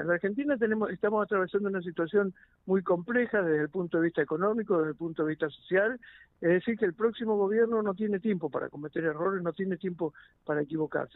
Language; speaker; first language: Spanish; native; Spanish